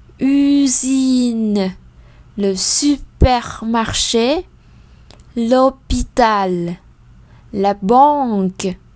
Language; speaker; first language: French; non-native, fluent; Vietnamese